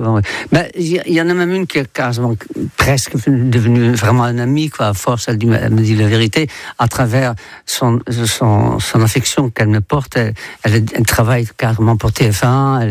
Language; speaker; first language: French; non-native, fluent; Dutch